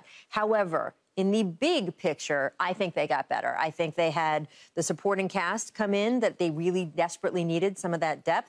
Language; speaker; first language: English; native; English